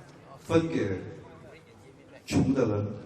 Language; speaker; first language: Chinese; non-native, local second language; English